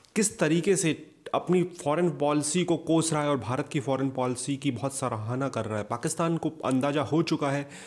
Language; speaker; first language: Hindi; native; Hindi